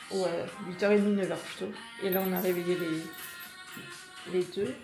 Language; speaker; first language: French; native; French